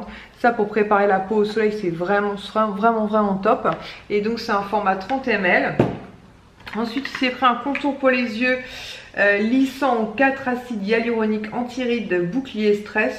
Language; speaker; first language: French; native; French